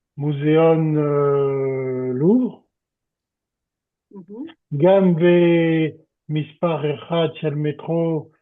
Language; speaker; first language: Hebrew; non-native, learner; French